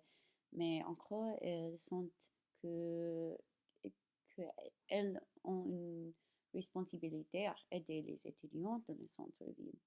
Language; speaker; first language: French; non-native, learner; English